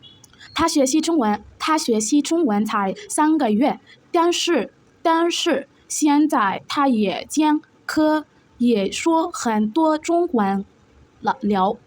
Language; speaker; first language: Chinese; non-native, learner; Arabic